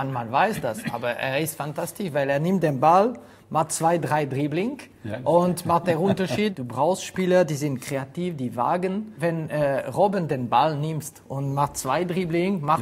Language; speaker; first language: German; non-native, fluent; French